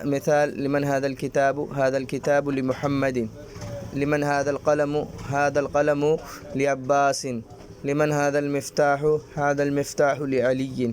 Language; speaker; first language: Arabic; non-native, fluent; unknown